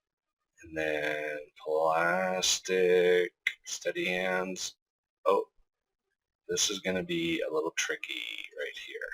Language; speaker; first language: English; native; English